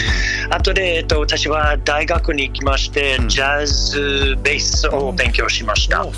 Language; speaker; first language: Japanese; non-native, learner; English